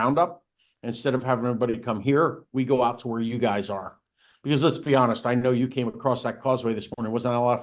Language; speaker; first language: English; native; English